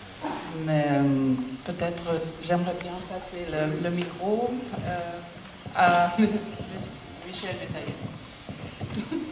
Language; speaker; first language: French; non-native, fluent; German